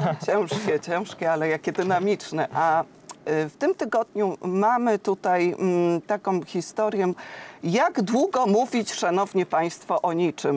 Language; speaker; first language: Polish; native; Polish